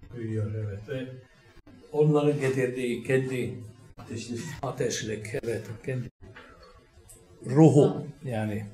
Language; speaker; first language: Turkish; non-native, fluent; Finnish